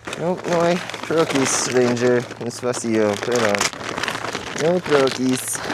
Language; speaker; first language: Spanish; non-native, fluent; English